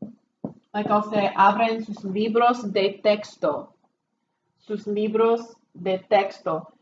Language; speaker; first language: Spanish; non-native, fluent; English